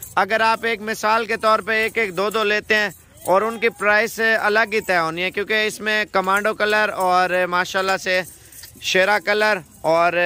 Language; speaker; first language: Urdu; non-native, local second language; Punjabi